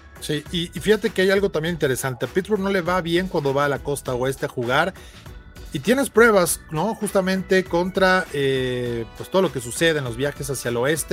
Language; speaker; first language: Spanish; native; Spanish